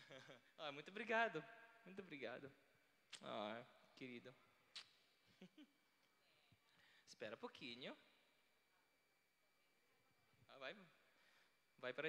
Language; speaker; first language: Portuguese; non-native, learner; Filipino